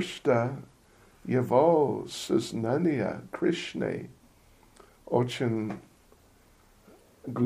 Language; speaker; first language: Russian; non-native, learner; English